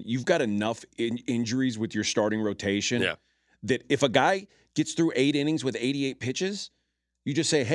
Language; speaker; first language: English; native; English